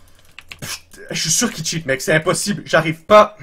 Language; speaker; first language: French; native; French